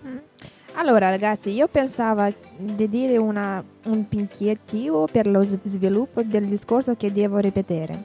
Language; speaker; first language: Italian; non-native, learner; Romanian